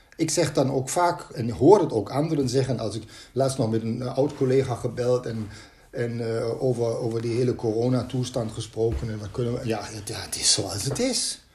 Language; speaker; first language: Dutch; native; Dutch